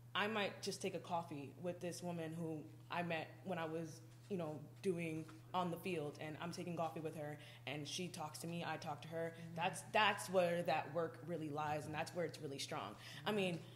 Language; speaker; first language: English; native; English